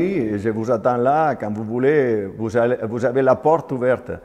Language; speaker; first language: French; non-native, fluent; Spanish